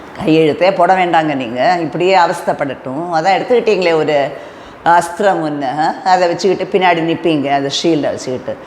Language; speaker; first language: Tamil; non-native, local second language; Telugu